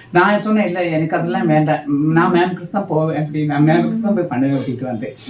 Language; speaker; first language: Tamil; non-native, local second language; Malayalam